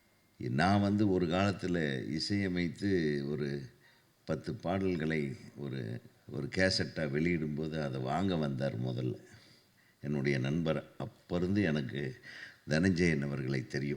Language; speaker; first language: Tamil; native; Tamil